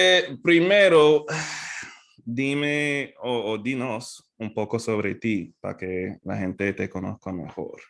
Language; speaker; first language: Spanish; non-native, fluent; English